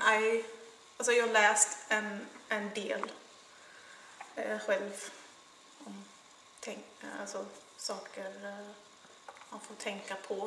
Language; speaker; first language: Swedish; non-native, fluent; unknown